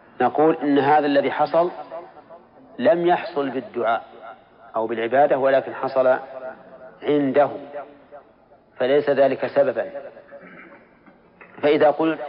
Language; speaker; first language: Arabic; native; Arabic